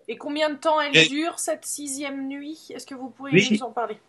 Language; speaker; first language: French; native; French